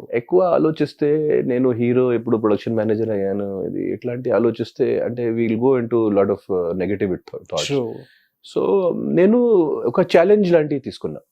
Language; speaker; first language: Telugu; non-native, local second language; Hindi